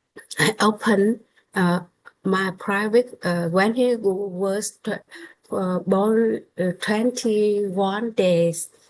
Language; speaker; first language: English; non-native, learner; Vietnamese